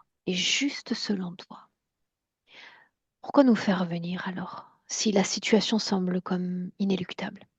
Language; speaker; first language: French; native; French